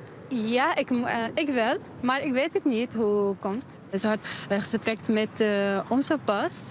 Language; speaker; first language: Dutch; non-native, learner; Arabic